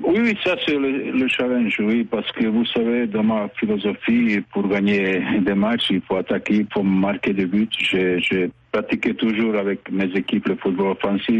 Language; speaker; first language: French; non-native, fluent; Bosnian